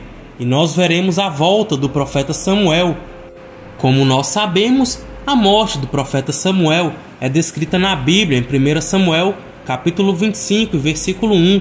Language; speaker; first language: Portuguese; native; Portuguese